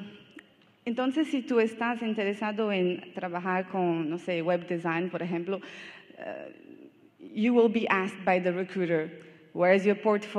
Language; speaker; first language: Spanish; non-native, learner; Portuguese